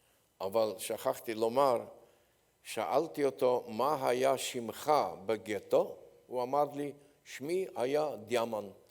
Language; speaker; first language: Hebrew; non-native, fluent; Polish